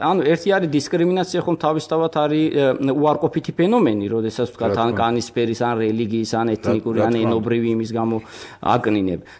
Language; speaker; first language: Georgian; non-native, local second language; Azerbaijani